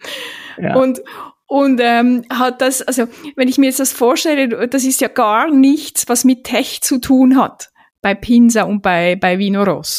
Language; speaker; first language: German; native; German